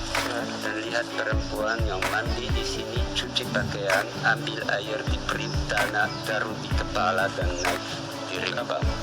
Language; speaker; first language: Indonesian; non-native, learner; French